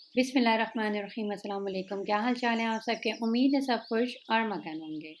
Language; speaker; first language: Urdu; native; Urdu